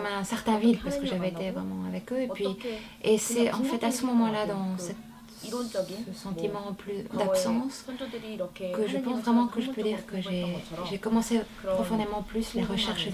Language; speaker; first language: French; non-native, fluent; Korean